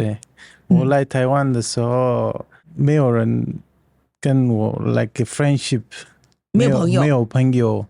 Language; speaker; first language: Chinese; non-native, learner; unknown